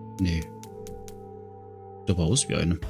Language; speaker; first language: German; native; German